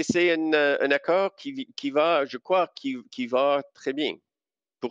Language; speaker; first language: French; non-native, local second language; English